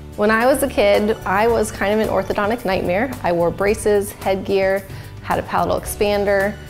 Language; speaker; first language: English; native; English